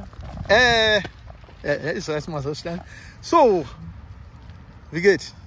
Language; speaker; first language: German; non-native, learner; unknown